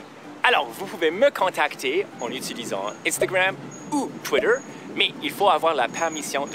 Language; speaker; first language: French; non-native, learner; English